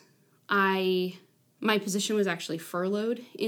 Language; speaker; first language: English; native; English